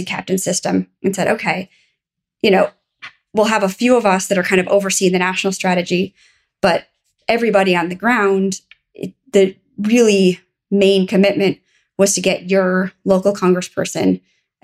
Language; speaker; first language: English; native; English